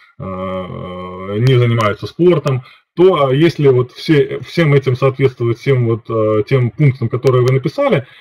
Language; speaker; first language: Russian; native; Russian